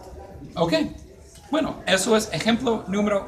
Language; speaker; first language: Spanish; non-native, fluent; English